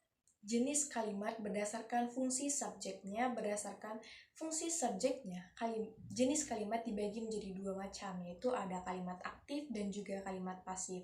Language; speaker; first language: Indonesian; native; Indonesian